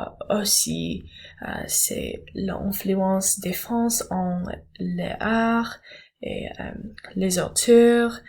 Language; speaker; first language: French; non-native, learner; English